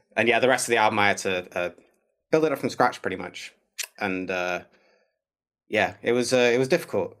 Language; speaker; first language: English; native; English